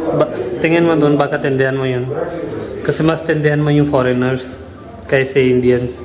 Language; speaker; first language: Filipino; native; Filipino